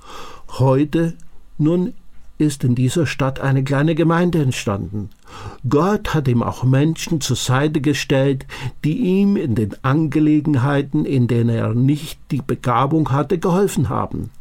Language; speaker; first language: German; native; German